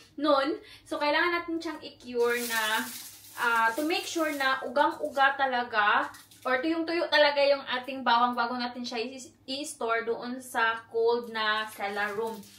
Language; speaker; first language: Filipino; non-native, local second language; Cebuano